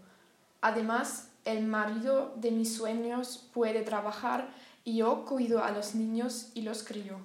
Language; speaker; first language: Spanish; non-native, learner; German